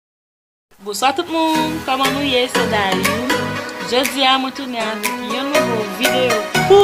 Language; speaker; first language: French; non-native, local second language; Haitian Creole